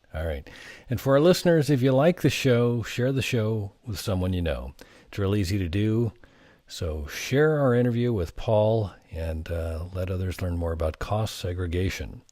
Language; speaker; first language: English; native; English